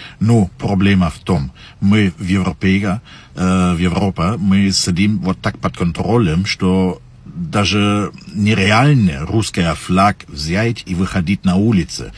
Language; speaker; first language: Russian; non-native, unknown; German